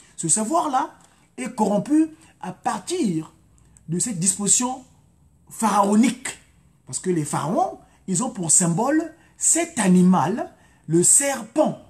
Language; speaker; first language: French; non-native, local second language; Lingala